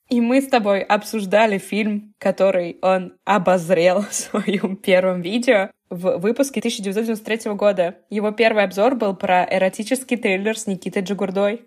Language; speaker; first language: Russian; native; Russian